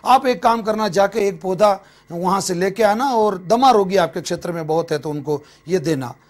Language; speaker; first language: Hindi; native; Hindi